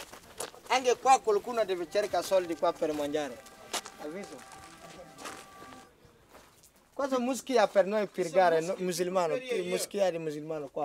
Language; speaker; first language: Italian; non-native, learner; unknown